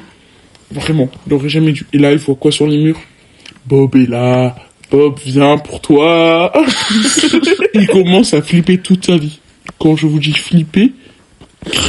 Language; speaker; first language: French; native; French